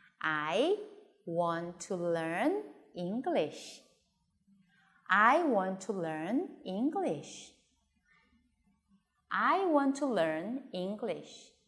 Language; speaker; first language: English; non-native, learner; Korean